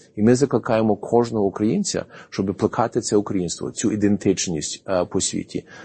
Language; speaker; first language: Ukrainian; early bilingual, heritage; Ukrainian